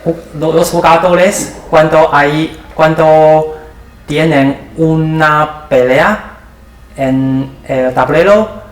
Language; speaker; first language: Spanish; non-native, learner; Chinese